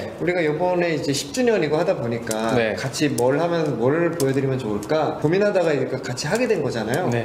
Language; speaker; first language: Korean; native; Korean